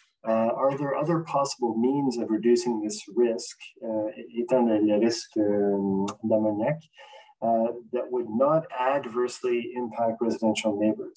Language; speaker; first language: English; native; English